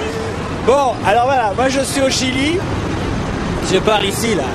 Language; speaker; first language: French; native; French